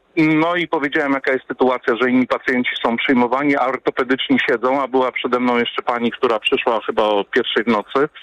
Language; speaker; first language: Polish; native; Polish